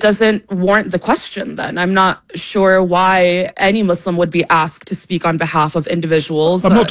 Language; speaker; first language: English; non-native, fluent; Russian